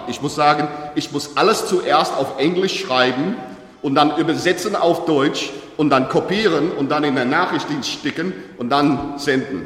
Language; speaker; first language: German; non-native, learner; English